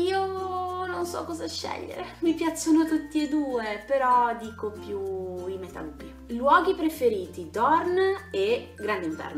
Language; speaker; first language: Italian; native; Italian